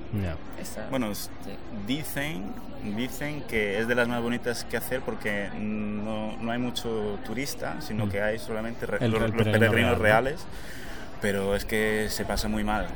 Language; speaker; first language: Spanish; native; Spanish